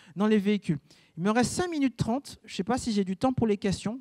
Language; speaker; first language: French; native; French